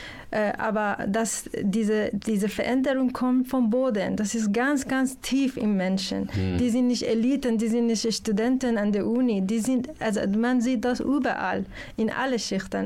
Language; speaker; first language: German; non-native, fluent; Persian